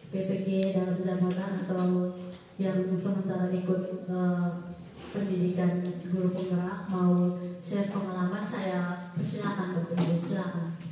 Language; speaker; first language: Indonesian; native; Indonesian